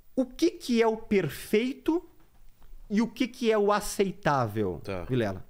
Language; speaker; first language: Portuguese; native; Portuguese